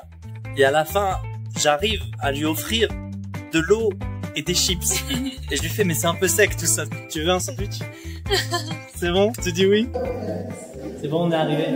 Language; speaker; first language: French; native; French